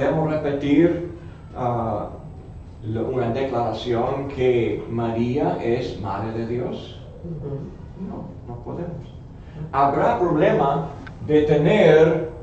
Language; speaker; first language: Spanish; non-native, fluent; English